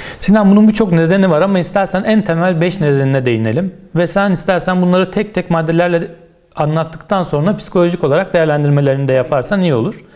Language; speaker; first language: Turkish; native; Turkish